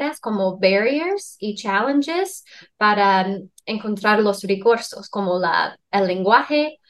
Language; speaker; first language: Spanish; non-native, fluent; English